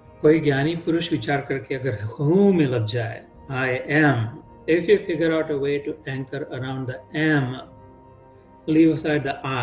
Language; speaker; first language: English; non-native, local second language; Hindi